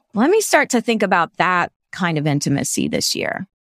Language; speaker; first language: English; native; English